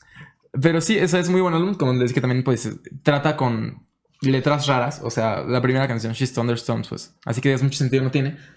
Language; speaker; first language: Spanish; native; Spanish